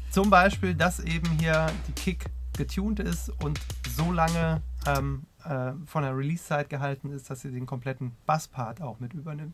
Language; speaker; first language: German; native; German